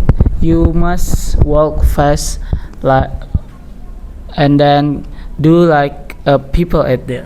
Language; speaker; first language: English; non-native, learner; Indonesian